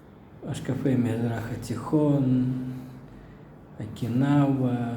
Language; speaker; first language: Hebrew; non-native, fluent; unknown